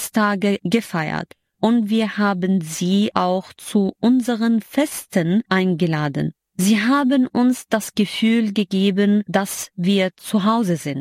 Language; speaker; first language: German; non-native, fluent; Arabic